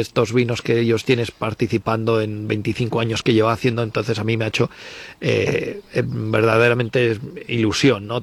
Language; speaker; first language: Spanish; native; Spanish